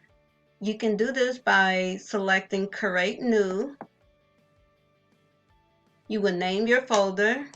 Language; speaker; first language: English; native; English